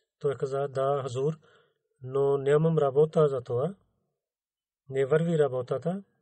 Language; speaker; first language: Bulgarian; non-native, fluent; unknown